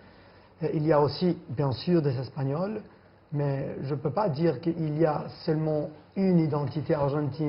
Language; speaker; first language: French; non-native, fluent; Spanish